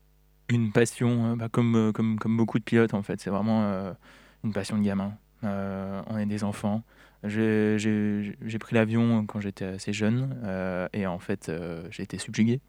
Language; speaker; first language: French; native; French